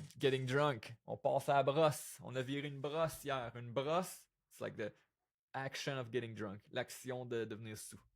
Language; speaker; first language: French; native; French